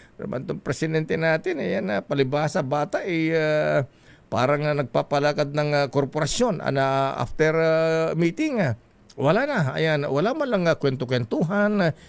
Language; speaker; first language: Filipino; non-native, local second language; Iloko